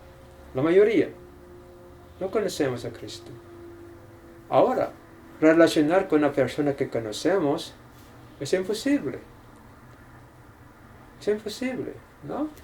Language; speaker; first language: Spanish; non-native, learner; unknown